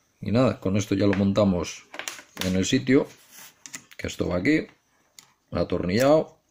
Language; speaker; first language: Spanish; native; Spanish